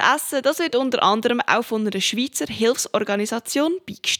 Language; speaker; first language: German; native; German